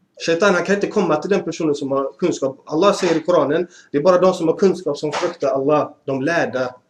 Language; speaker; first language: Swedish; early bilingual, other home language; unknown